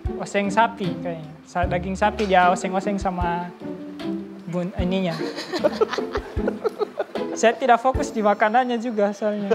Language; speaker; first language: Indonesian; non-native, local second language; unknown